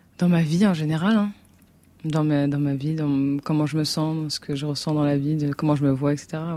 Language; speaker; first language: French; native; French